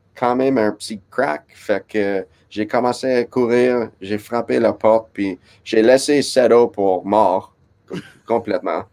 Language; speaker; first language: French; non-native, fluent; English